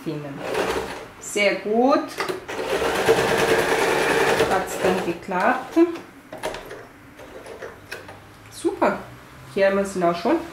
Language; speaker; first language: German; non-native, fluent; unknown